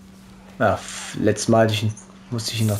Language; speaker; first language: German; native; German